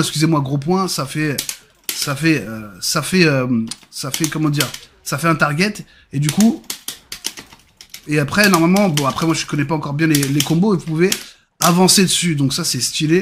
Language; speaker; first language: French; native; French